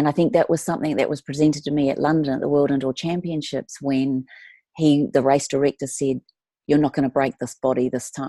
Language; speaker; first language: English; native; English